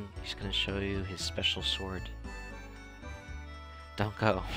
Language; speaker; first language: English; native; English